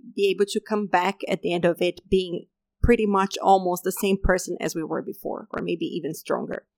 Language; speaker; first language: English; non-native, fluent; Portuguese